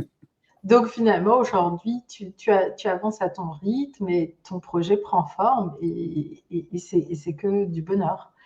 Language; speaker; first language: French; native; French